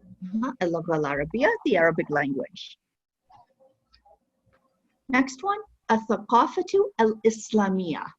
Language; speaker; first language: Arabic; non-native, fluent; English